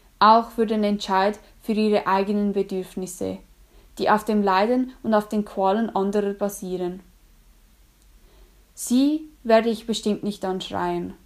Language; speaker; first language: German; native; German